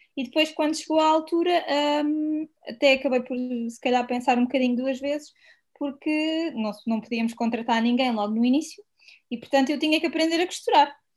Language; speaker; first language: Portuguese; native; Portuguese